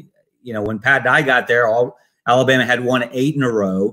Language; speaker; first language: English; native; English